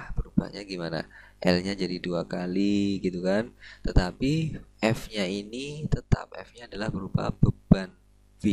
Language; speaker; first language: Indonesian; native; Indonesian